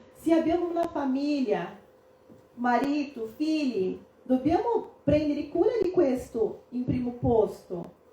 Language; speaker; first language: Italian; non-native, fluent; Portuguese